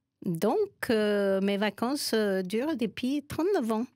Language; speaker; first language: French; non-native, fluent; Spanish